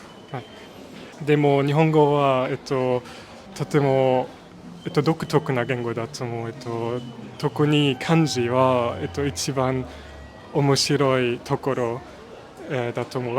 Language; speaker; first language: Japanese; non-native, learner; Luxembourgish